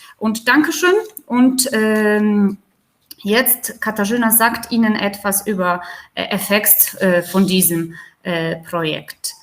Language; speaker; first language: German; non-native, fluent; Polish